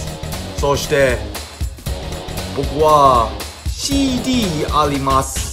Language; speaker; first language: Japanese; non-native, learner; English